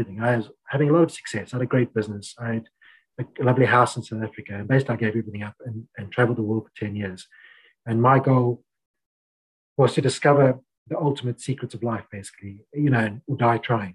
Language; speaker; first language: English; native; English